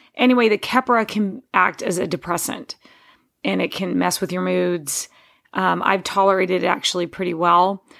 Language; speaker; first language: English; native; English